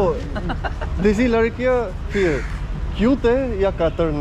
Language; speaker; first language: Hindi; non-native, fluent; Italian